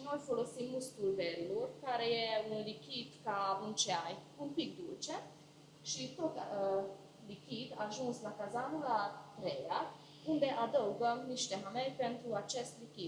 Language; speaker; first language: Romanian; non-native, local second language; Hungarian